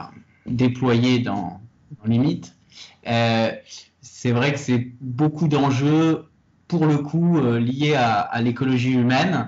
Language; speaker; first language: French; native; French